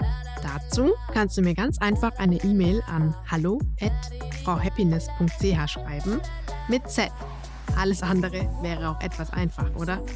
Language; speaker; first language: German; native; German